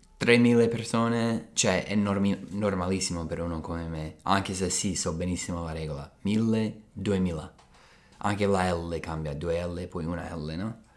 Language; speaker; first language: Italian; non-native, fluent; English